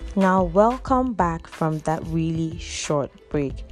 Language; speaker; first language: English; non-native, local second language; Igbo